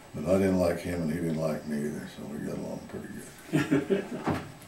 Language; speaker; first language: English; native; English